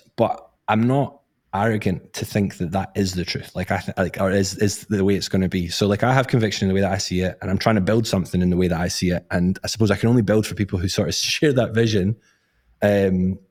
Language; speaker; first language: English; native; English